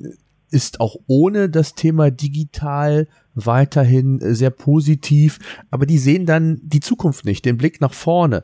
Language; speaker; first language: German; native; German